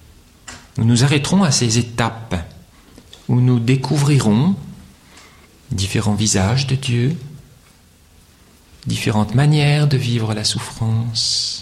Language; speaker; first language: French; native; French